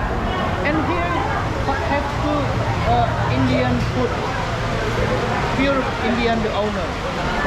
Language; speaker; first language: English; non-native, learner; Indonesian